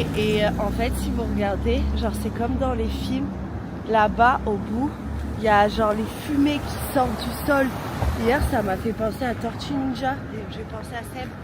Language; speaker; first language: French; native; French